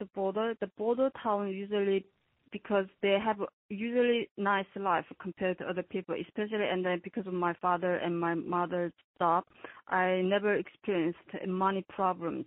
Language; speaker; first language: English; non-native, fluent; Korean